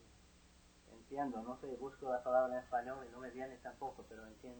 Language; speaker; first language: Spanish; non-native, fluent; English